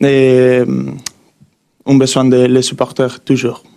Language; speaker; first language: French; non-native, learner; Spanish